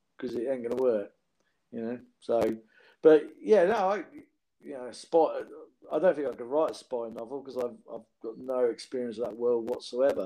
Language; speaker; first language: English; native; English